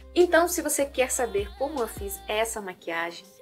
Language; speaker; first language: Portuguese; non-native, fluent; Russian